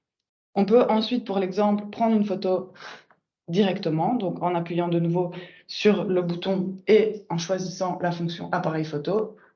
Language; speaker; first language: French; native; French